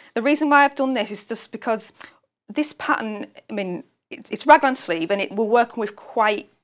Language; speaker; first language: English; native; English